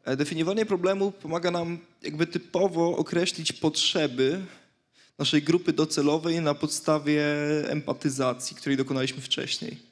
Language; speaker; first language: Polish; native; Polish